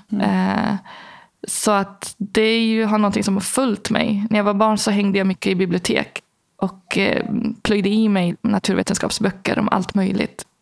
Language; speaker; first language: Swedish; early bilingual, other home language; Arabic